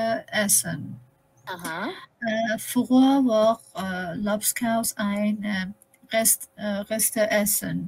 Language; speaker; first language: German; non-native, learner; Persian